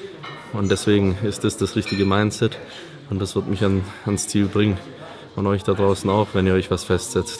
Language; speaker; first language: German; native; German